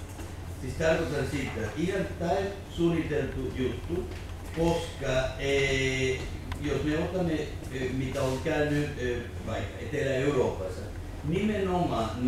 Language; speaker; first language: Finnish; non-native, fluent; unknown